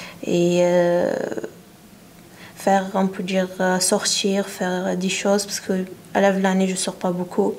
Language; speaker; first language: French; non-native, learner; Arabic